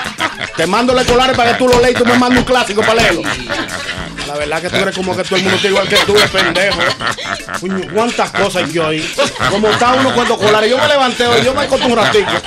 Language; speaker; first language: Spanish; native; Spanish